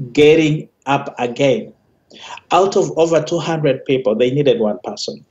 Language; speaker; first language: English; non-native, local second language; Ganda